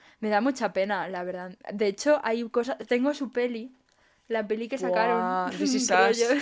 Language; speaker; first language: Spanish; native; Spanish